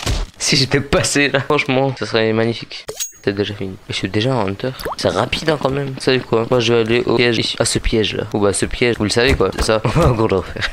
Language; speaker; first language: French; native; French